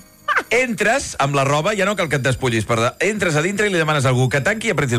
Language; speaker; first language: Catalan; native; Catalan